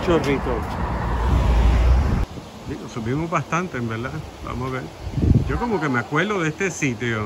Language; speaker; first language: Spanish; native; Spanish